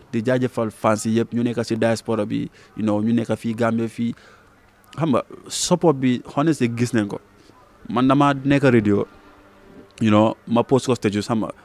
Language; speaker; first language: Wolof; native; Wolof